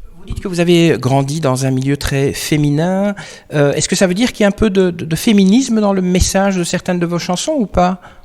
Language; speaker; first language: French; native; French